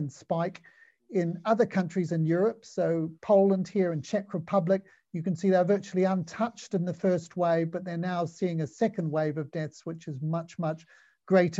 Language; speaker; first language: English; native; English